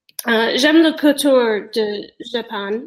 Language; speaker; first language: French; non-native, learner; English